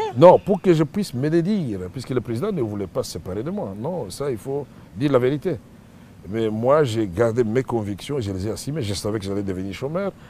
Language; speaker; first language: French; non-native, local second language; Swahili